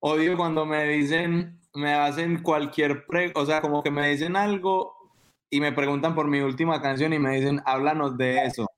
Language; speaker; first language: Spanish; native; Spanish